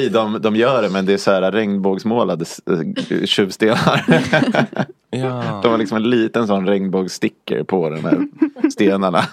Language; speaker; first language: Swedish; native; Swedish